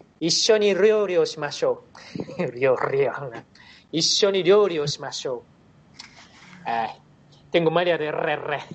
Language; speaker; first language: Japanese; non-native, fluent; Spanish